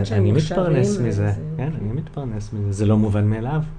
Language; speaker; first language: Hebrew; native; Hebrew